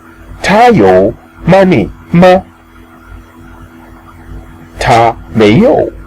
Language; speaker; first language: Chinese; non-native, fluent; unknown